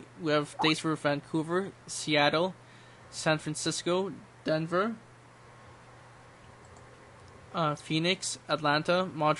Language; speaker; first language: English; native; English